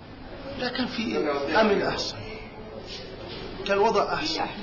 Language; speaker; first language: Arabic; native; Arabic